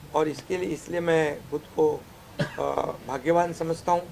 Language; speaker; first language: Hindi; non-native, local second language; Marathi